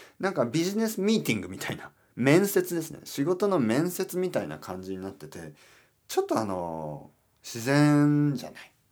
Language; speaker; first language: Japanese; native; Japanese